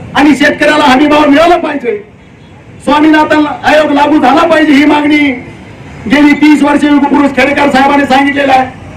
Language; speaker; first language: Marathi; native; Marathi